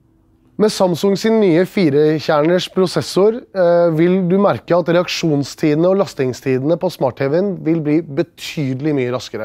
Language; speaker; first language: Norwegian; native; Norwegian